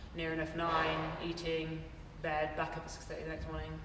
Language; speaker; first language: English; native; English